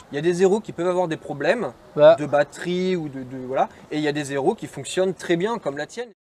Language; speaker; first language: French; native; French